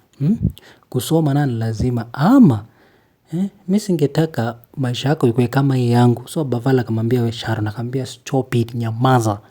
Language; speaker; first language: Swahili; native; Swahili